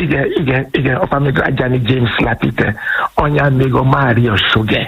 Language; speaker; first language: Hungarian; non-native, fluent; Yoruba